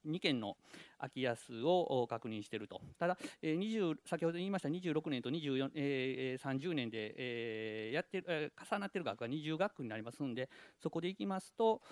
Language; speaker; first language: Japanese; native; Japanese